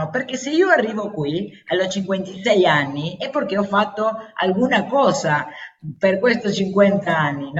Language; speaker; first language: Italian; non-native, learner; Spanish